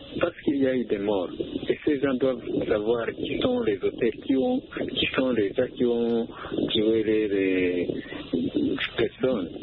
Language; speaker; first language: French; non-native, local second language; Rundi